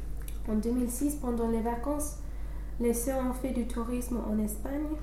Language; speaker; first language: French; non-native, fluent; English